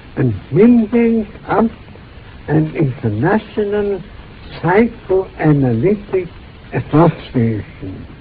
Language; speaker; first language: English; non-native, fluent; German